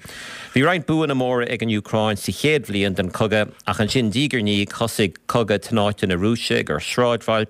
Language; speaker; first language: Irish; native; Irish